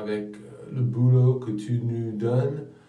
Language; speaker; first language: French; non-native, fluent; English